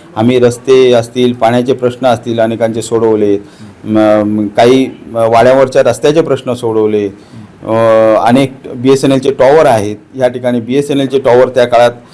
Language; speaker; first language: Marathi; native; Marathi